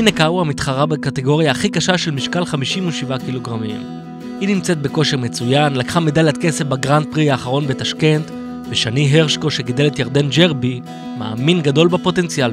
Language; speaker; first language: Hebrew; native; Hebrew